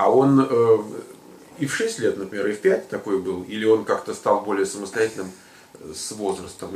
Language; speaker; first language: Russian; native; Russian